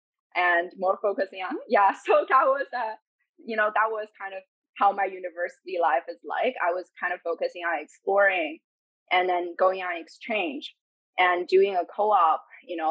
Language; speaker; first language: English; non-native, fluent; Chinese